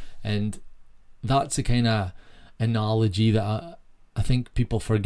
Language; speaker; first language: English; native; English